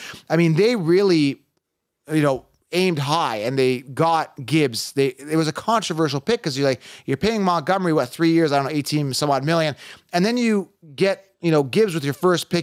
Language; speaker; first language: English; native; English